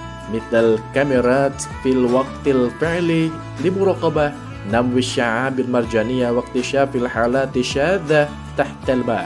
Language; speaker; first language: Arabic; non-native, fluent; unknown